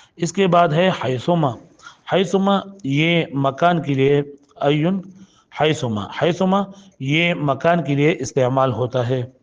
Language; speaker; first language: Urdu; non-native, local second language; Pashto